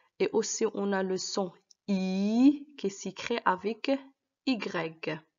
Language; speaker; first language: French; non-native, local second language; Arabic